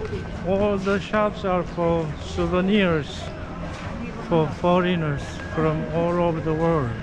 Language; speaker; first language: English; non-native, learner; Korean